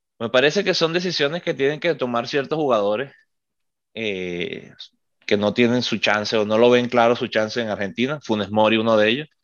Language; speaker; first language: Spanish; native; Spanish